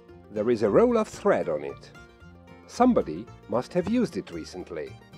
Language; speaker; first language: English; non-native, fluent; Hungarian